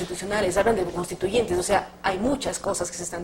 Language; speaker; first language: Spanish; native; Spanish